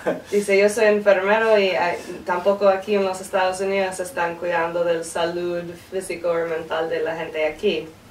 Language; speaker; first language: Spanish; non-native, fluent; English